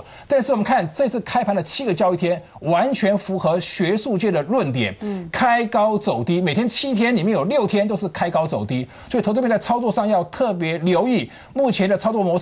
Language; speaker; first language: Chinese; native; Chinese